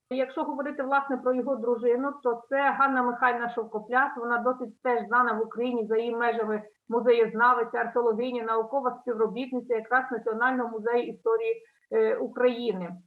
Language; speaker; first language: Ukrainian; native; Ukrainian